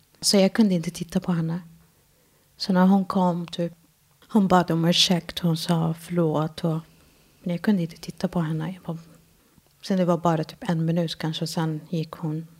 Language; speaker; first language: Swedish; non-native, fluent; Arabic